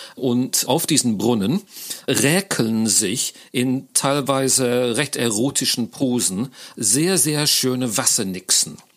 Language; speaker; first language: German; non-native, fluent; English